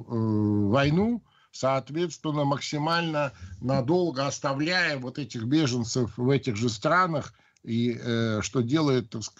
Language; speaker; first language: Russian; native; Russian